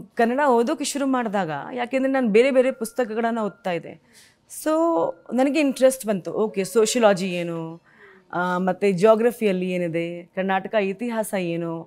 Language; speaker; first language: Kannada; non-native, fluent; Hindi